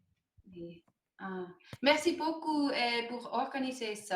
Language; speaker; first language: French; non-native, learner; German